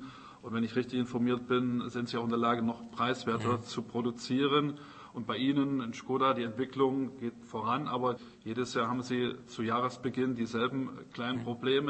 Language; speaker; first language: German; native; German